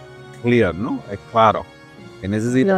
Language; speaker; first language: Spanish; non-native, learner; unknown